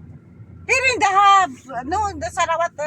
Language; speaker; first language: English; non-native, learner; Filipino